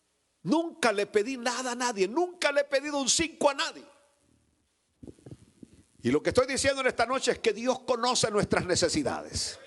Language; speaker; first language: Spanish; native; Spanish